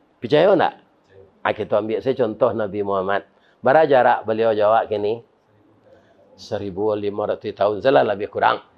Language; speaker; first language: Malay; non-native, local second language; Minangkabau